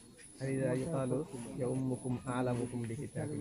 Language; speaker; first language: Arabic; non-native, learner; Bangla